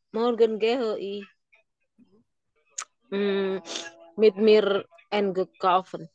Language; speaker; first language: German; non-native, learner; Indonesian